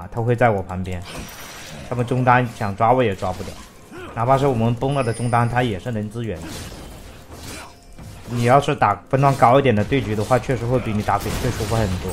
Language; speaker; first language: Chinese; native; Chinese